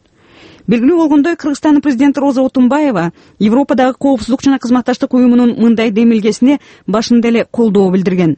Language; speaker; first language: Kyrgyz; native; Kyrgyz